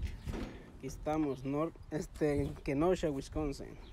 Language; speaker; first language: Spanish; native; Spanish